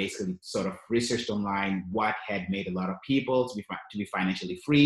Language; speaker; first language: English; non-native, local second language; Shona